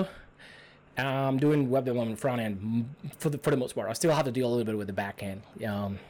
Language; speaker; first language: English; non-native, fluent; Spanish